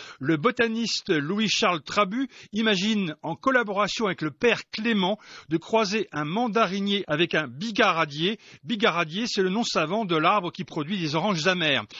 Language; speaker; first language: French; native; French